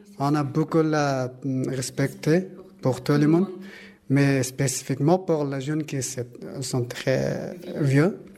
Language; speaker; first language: French; non-native, learner; Persian